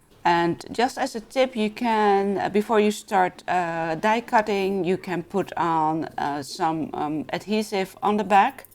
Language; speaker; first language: English; non-native, fluent; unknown